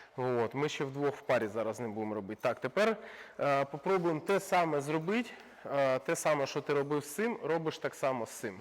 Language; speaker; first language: Ukrainian; non-native, local second language; Russian